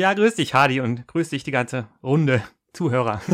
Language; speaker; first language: German; native; German